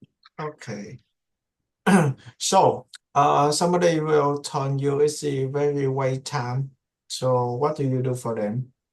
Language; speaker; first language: English; non-native, learner; Indonesian